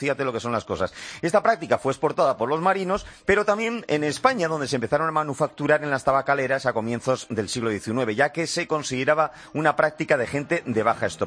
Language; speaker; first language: Spanish; native; Spanish